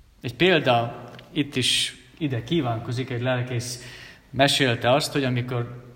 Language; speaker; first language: Hungarian; native; Hungarian